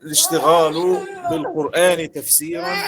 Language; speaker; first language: Arabic; native; Arabic